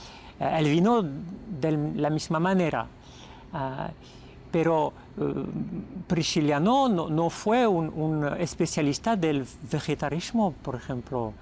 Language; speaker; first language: Spanish; non-native, fluent; French